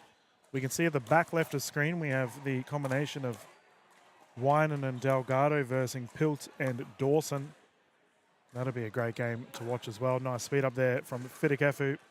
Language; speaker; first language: English; native; English